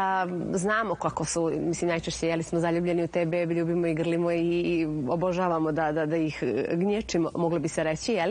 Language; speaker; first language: Serbian; native; Serbian